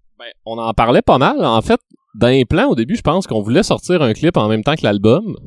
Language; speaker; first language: French; native; French